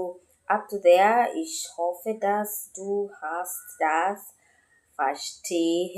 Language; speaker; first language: German; non-native, learner; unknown